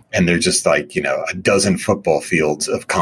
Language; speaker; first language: English; native; English